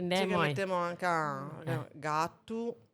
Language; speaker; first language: Italian; native; Italian